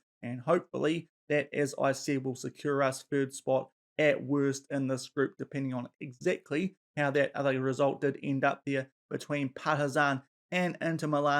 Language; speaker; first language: English; native; English